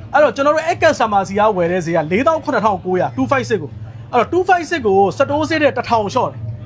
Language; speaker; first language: Burmese; native; Burmese